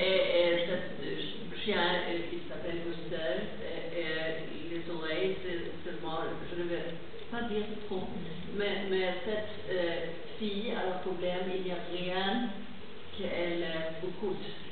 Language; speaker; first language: French; non-native, learner; Swedish